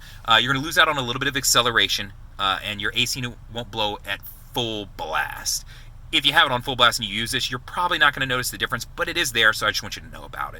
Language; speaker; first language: English; native; English